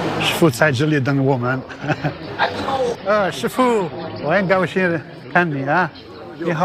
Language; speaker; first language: Chinese; non-native, learner; Italian